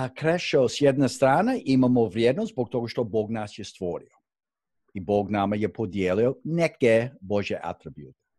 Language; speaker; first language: Croatian; non-native, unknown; English